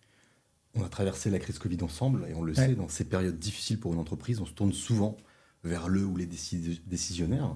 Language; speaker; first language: French; native; French